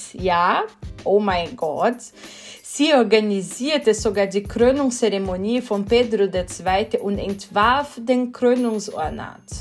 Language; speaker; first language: German; non-native, fluent; Portuguese